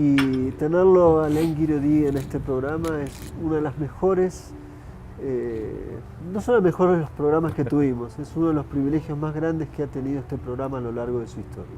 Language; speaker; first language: Spanish; native; Spanish